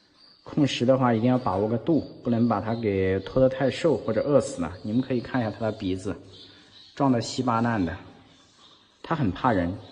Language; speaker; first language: Chinese; native; Chinese